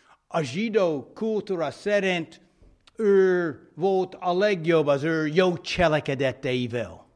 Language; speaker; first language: Hungarian; non-native, fluent; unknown